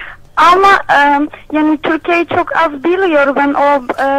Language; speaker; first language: Turkish; non-native, learner; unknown